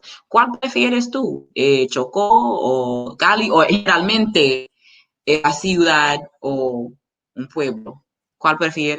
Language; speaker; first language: Spanish; non-native, learner; English